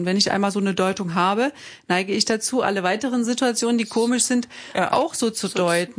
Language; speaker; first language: German; native; German